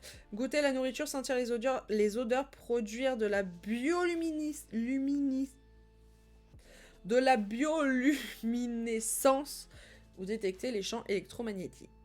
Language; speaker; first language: French; native; French